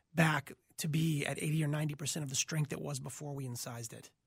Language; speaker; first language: English; native; English